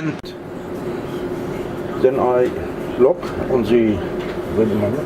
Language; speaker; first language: English; non-native, learner; German